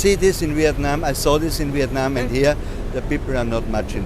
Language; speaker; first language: English; non-native, learner; German